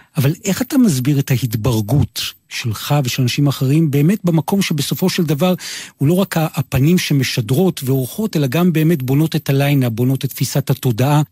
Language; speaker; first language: Hebrew; native; Hebrew